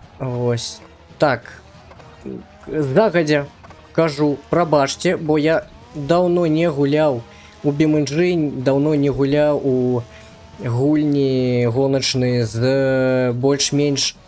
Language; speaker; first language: Belarusian; non-native, local second language; Russian